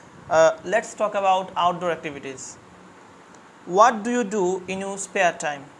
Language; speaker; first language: English; non-native, fluent; Bangla